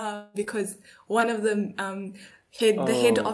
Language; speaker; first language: English; native; English